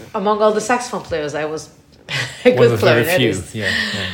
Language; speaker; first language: English; non-native, fluent; Hebrew